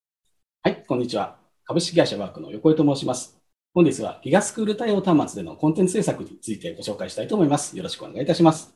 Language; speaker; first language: Japanese; native; Japanese